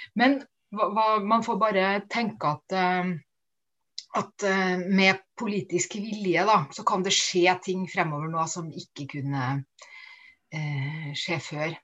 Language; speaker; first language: Norwegian; native; Norwegian